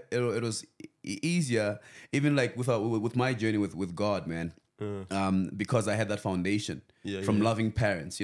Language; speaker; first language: English; non-native, local second language; Venda